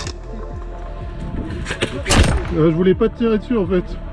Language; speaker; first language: French; native; French